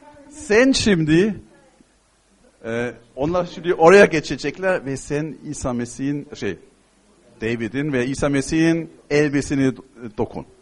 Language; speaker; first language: Turkish; non-native, fluent; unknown